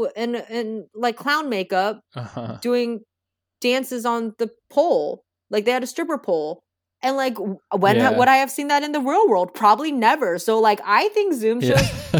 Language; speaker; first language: English; native; English